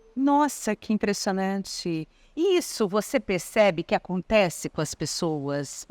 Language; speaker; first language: Portuguese; native; Portuguese